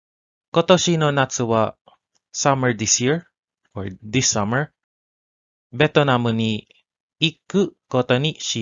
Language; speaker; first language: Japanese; non-native, learner; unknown